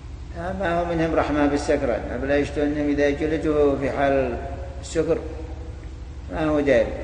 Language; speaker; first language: Arabic; native; Arabic